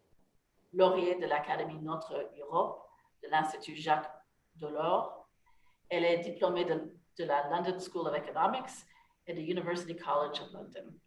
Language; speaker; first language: French; non-native, fluent; English